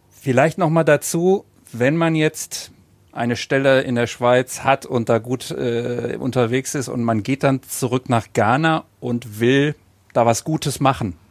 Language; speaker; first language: German; native; German